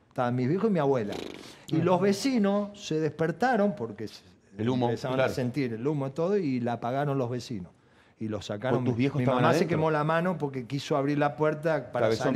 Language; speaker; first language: Spanish; native; Spanish